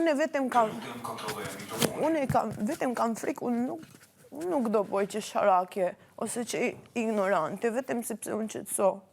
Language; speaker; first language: Albanian; non-native, learner; Romanian